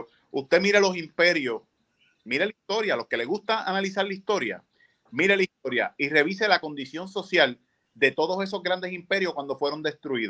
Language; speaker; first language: Spanish; native; Spanish